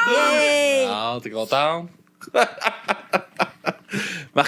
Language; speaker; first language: French; native; French